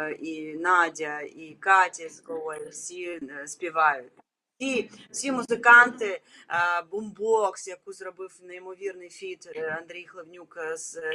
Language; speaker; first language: Ukrainian; non-native, local second language; Russian